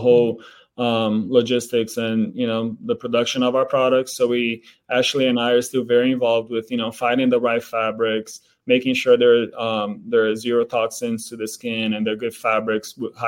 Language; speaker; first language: English; non-native, fluent; Portuguese